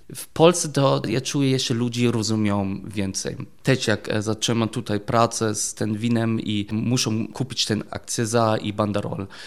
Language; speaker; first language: Polish; non-native, learner; German